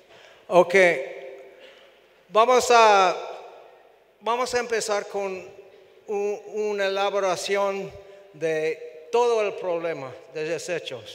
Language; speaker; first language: Spanish; non-native, fluent; English